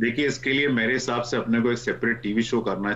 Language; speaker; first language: Hindi; native; Hindi